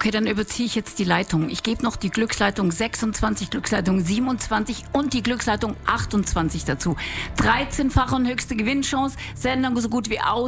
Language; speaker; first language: German; native; German